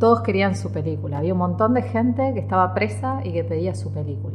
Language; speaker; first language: Spanish; native; Spanish